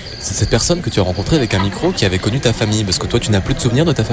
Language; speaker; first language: French; native; French